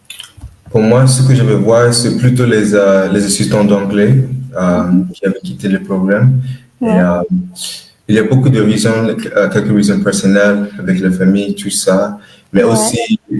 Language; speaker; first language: French; non-native, learner; English